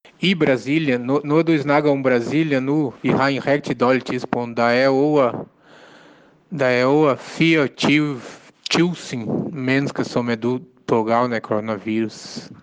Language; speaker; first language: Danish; non-native, learner; Portuguese